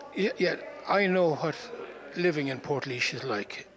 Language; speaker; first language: English; native; English